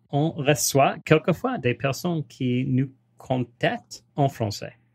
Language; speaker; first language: French; non-native, learner; English